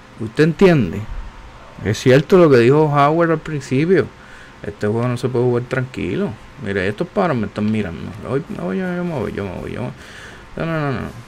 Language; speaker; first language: Spanish; native; Spanish